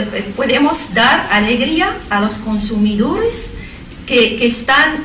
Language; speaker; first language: Spanish; non-native, learner; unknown